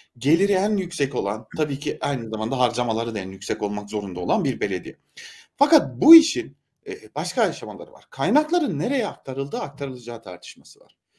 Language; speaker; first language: Turkish; native; Turkish